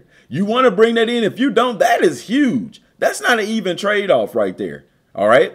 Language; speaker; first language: English; native; English